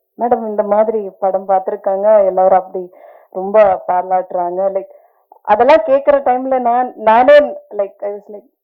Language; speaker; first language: Tamil; non-native, learner; Malayalam